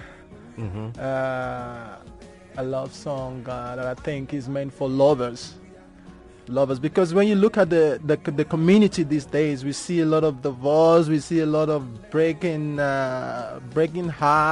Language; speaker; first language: English; non-native, local second language; Yoruba